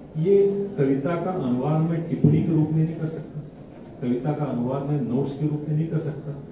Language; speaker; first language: Hindi; non-native, local second language; Bhojpuri